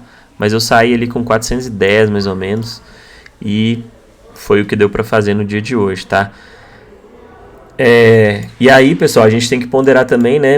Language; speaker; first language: Portuguese; native; Portuguese